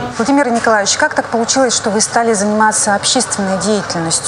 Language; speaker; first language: Russian; native; Russian